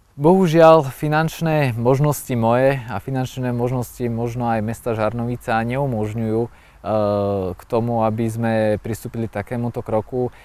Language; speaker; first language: Slovak; native; Slovak